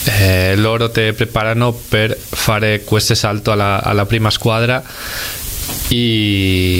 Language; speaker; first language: Italian; non-native, fluent; Spanish